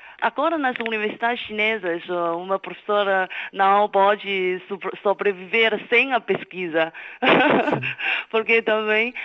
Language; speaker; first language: Portuguese; non-native, fluent; Chinese